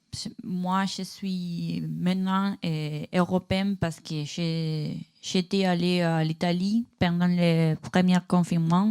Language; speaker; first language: French; non-native, learner; Spanish